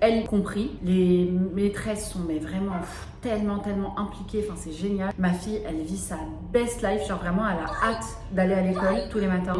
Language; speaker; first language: French; early bilingual, other home language; Arabic